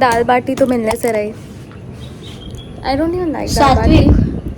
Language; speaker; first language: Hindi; native; Hindi